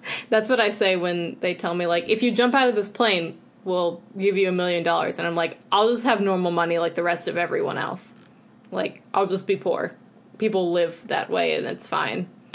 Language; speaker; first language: English; native; English